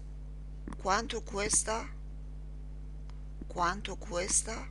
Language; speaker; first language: Spanish; non-native, learner; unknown